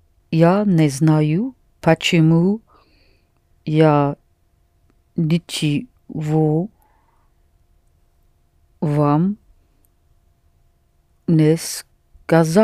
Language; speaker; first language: Russian; non-native, learner; English